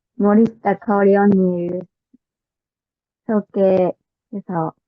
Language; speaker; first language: Korean; non-native, fluent; Japanese